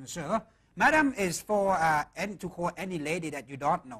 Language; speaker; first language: English; non-native, fluent; Thai